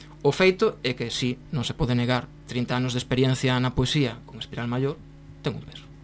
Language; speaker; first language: Galician; non-native, local second language; Spanish